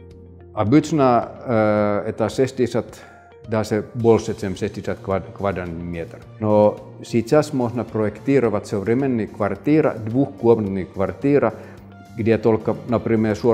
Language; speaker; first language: Russian; non-native, fluent; Finnish